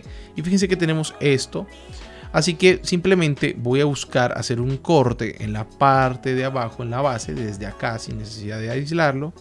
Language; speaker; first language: Spanish; native; Spanish